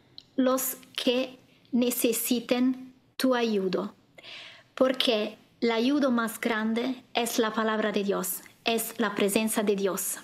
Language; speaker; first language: Spanish; non-native, learner; Italian